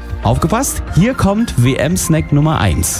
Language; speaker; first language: German; native; German